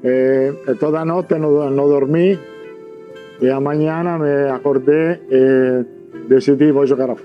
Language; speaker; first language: Portuguese; non-native, learner; Italian